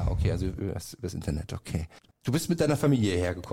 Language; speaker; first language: German; native; German